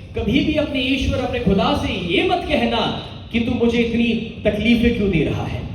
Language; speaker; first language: Hindi; non-native, local second language; Gujarati